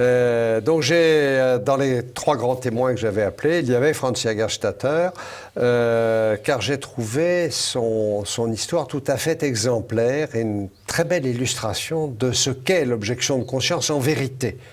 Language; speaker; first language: French; native; French